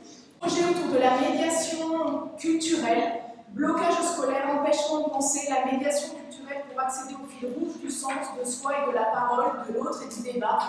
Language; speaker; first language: French; native; French